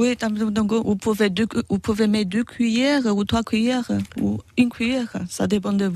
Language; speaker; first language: French; non-native, learner; Chinese